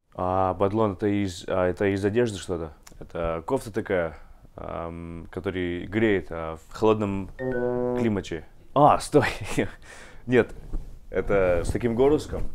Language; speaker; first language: Russian; non-native, fluent; English